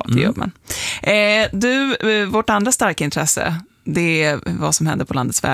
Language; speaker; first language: Swedish; native; Swedish